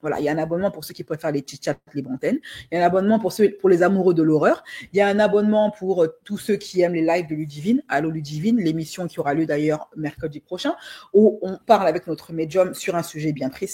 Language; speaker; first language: French; native; French